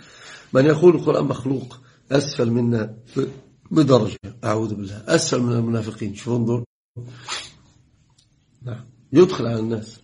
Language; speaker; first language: Arabic; native; Arabic